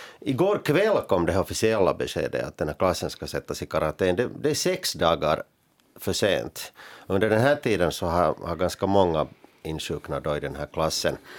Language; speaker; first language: Swedish; native; Swedish